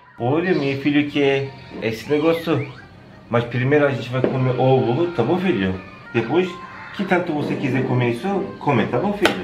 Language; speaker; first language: Portuguese; non-native, learner; Turkish